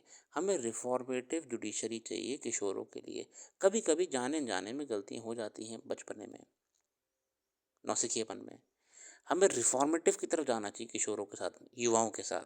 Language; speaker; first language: Hindi; native; Hindi